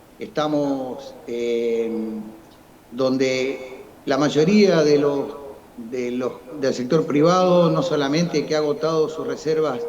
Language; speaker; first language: Spanish; native; Spanish